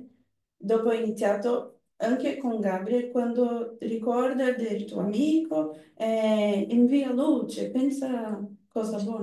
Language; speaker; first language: Italian; non-native, learner; Portuguese